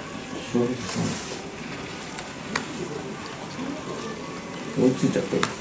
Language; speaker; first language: Japanese; native; Japanese